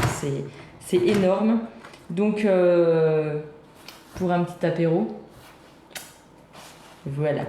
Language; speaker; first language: French; native; French